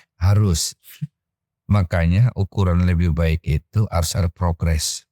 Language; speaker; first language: Indonesian; native; Indonesian